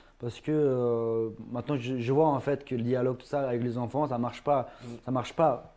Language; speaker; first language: French; non-native, fluent; Ingush